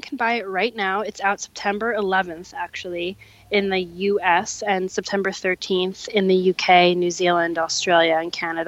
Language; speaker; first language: English; native; English